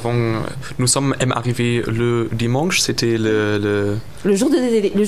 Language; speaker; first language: French; non-native, learner; German